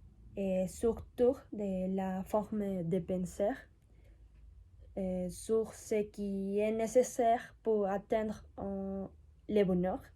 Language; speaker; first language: French; non-native, learner; Spanish